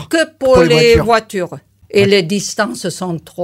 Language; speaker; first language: French; non-native, learner; German